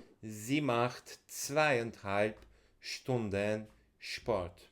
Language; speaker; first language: German; non-native, fluent; Turkish